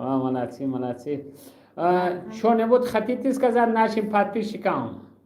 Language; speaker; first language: Russian; non-native, local second language; Tajik